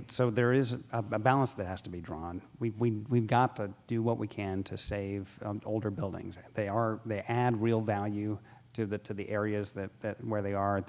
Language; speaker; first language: English; native; English